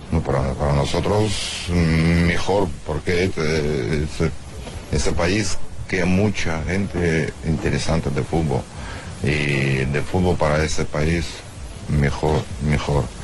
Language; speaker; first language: Spanish; non-native, learner; Russian